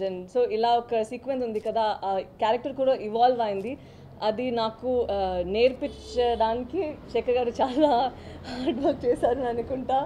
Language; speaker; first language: Telugu; non-native, fluent; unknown